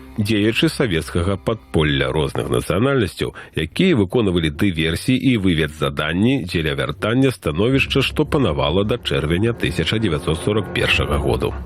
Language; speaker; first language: Belarusian; native; Belarusian